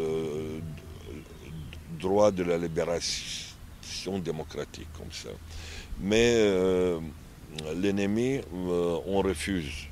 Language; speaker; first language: French; non-native, learner; Arabic